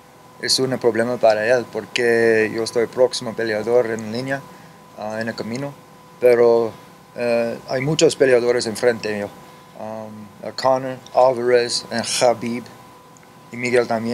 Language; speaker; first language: Spanish; early bilingual, heritage; English